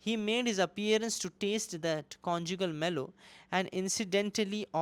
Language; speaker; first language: English; non-native, local second language; Hindi